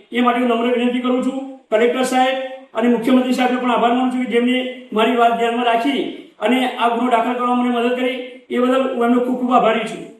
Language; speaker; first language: Gujarati; native; Gujarati